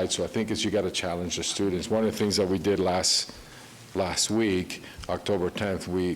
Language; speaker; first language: English; early bilingual, other home language; Spanish